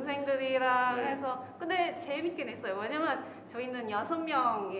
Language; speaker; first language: Korean; non-native, fluent; Filipino